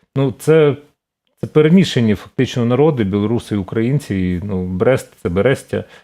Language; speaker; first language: Ukrainian; native; Ukrainian